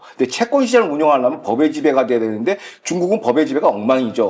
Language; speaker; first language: Korean; native; Korean